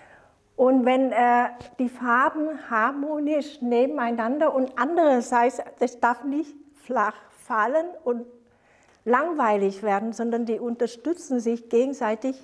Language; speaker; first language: German; non-native, fluent; Vietnamese